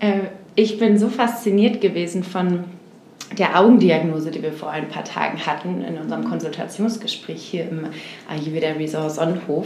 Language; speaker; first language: German; native; German